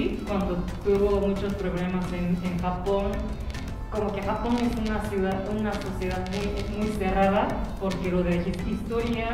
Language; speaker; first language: Spanish; non-native, fluent; Japanese